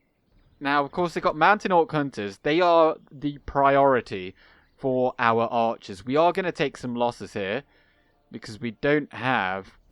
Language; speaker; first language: English; native; English